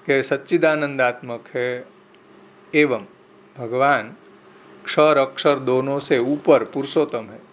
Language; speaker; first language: Hindi; non-native, local second language; Gujarati